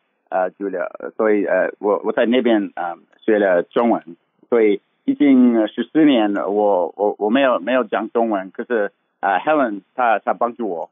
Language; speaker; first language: Chinese; non-native, learner; English